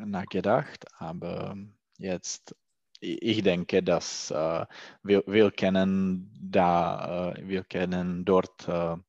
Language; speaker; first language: German; non-native, learner; Czech